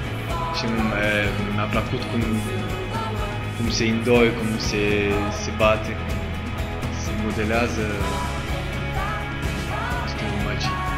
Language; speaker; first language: Romanian; non-native, learner; French